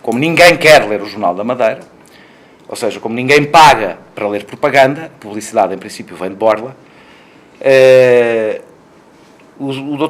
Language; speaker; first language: Portuguese; native; Portuguese